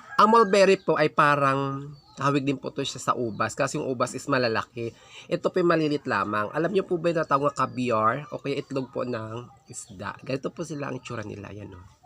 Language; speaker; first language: Filipino; non-native, local second language; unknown